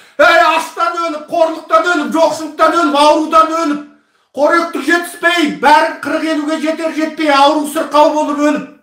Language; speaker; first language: Kazakh; early bilingual, heritage; Kazakh